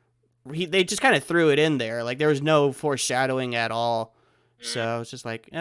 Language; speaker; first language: English; native; English